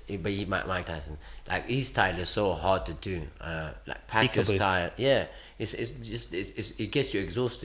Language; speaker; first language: English; early bilingual, other home language; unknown